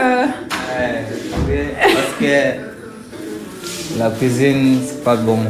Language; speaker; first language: French; non-native, learner; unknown